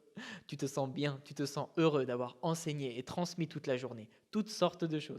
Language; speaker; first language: French; native; French